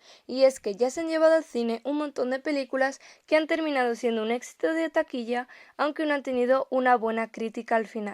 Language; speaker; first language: Spanish; native; Spanish